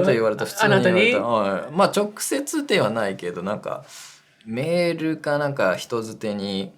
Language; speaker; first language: Japanese; native; Japanese